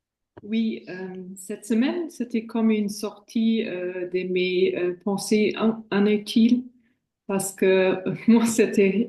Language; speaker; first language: French; non-native, fluent; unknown